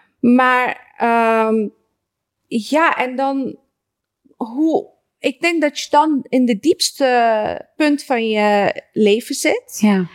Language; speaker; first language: Dutch; early bilingual, other home language; Persian